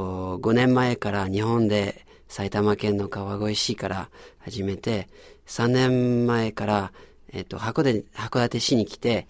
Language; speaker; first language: Japanese; non-native, fluent; French